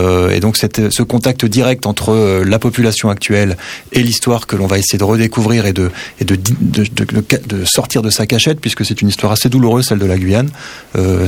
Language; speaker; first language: French; native; French